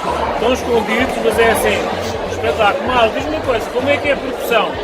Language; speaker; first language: Portuguese; native; Portuguese